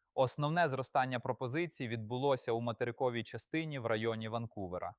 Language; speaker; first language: Ukrainian; native; Ukrainian